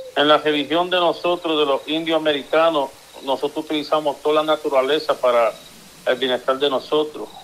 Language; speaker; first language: Spanish; early bilingual, heritage; Spanish